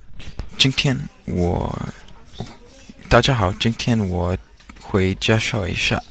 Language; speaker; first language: Chinese; non-native, learner; English